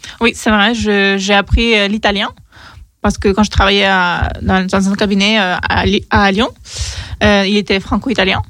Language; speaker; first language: French; non-native, fluent; Ukrainian